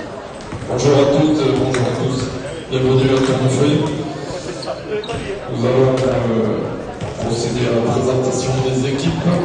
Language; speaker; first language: French; native; French